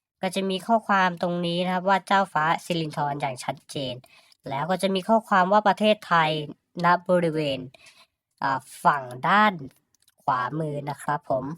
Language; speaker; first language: Thai; native; Thai